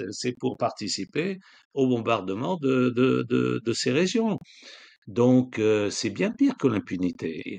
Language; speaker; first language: French; non-native, local second language; Arabic